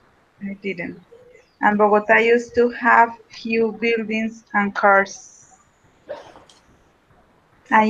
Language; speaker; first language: English; non-native, learner; Spanish